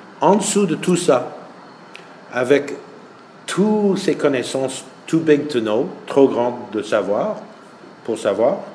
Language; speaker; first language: French; non-native, fluent; English